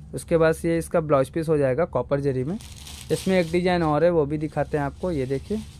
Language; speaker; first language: Hindi; native; Hindi